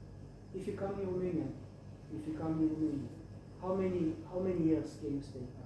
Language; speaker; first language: English; non-native, fluent; Romanian